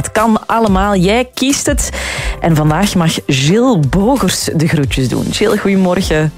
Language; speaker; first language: Dutch; native; Dutch